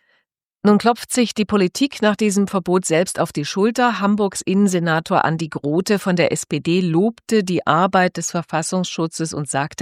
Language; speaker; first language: German; native; German